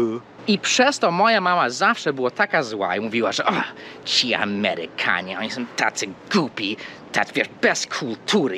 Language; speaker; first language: Polish; early bilingual, heritage; Polish